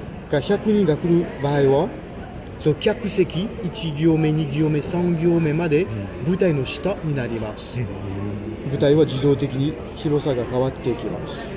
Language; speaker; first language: Japanese; non-native, fluent; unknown